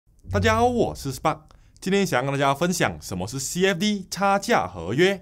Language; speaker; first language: Chinese; native; Chinese